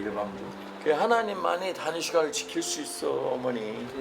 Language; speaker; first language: Korean; native; Korean